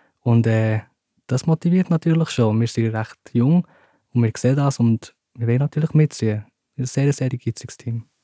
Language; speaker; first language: German; early bilingual, other home language; Turkish